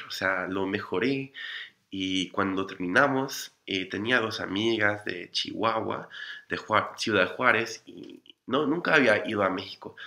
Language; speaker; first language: Spanish; non-native, fluent; English